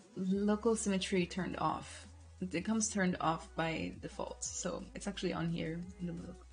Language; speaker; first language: English; non-native, fluent; Portuguese